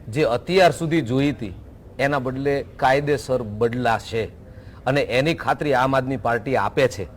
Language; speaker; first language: Gujarati; native; Gujarati